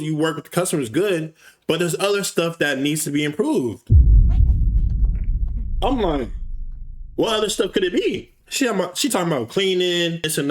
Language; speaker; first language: English; native; English